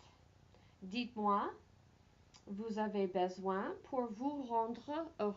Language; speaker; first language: French; non-native, fluent; English